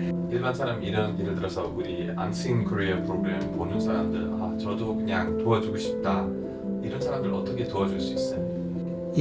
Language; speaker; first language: Korean; non-native, fluent; German